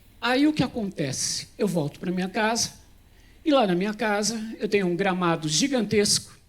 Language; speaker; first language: Portuguese; native; Portuguese